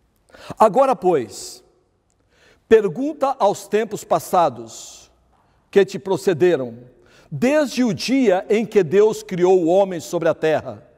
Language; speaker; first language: Portuguese; native; Portuguese